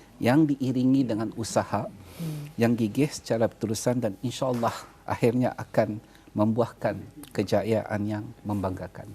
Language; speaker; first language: Malay; native; Malay